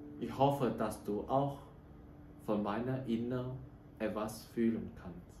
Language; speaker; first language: German; non-native, learner; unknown